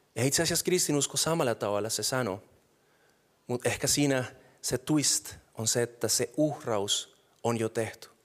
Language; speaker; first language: Finnish; non-native, fluent; Spanish